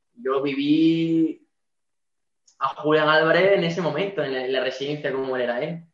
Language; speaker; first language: Spanish; native; Spanish